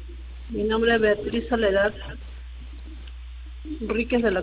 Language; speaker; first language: Spanish; native; Spanish